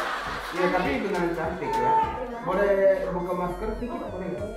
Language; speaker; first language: Indonesian; native; Indonesian